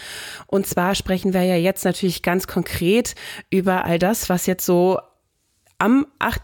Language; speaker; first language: German; native; German